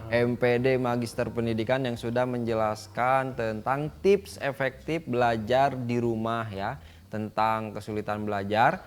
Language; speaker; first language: Indonesian; native; Indonesian